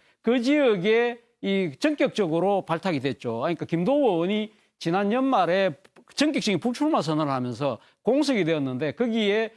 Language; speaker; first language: Korean; native; Korean